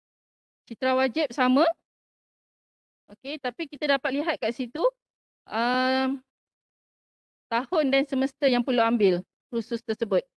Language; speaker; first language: Malay; native; Malay